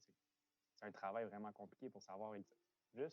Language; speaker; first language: French; native; French